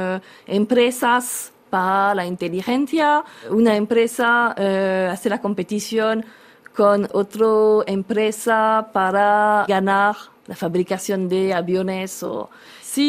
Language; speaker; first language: Spanish; non-native, learner; French